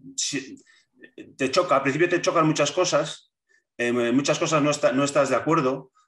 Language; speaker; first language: Spanish; native; Spanish